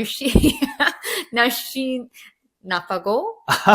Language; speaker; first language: Korean; non-native, learner; English